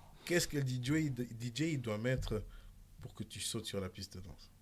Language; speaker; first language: French; native; French